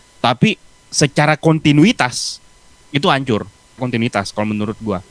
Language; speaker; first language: Indonesian; native; Indonesian